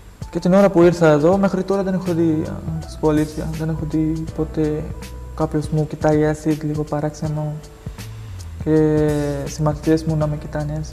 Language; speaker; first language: Greek; non-native, learner; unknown